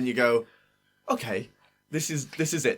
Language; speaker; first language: English; native; English